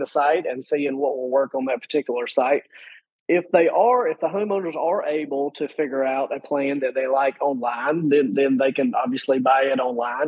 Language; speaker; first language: English; native; English